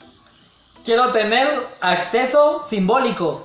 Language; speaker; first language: Spanish; native; Spanish